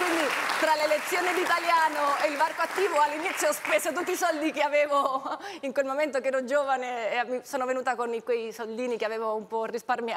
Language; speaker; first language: Italian; non-native, fluent; Spanish